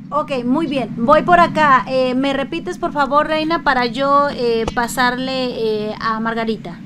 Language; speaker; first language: Spanish; native; Spanish